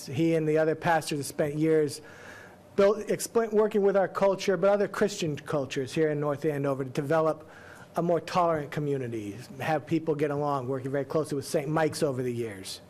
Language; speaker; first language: English; native; English